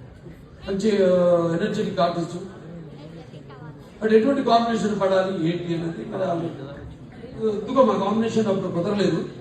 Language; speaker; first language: Telugu; native; Telugu